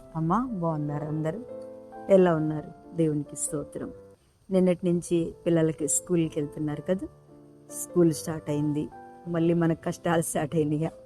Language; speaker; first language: Telugu; native; Telugu